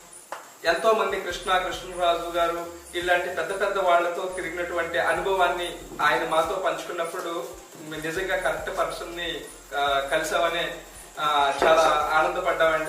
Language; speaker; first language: Telugu; native; Telugu